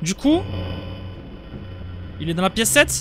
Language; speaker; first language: French; native; French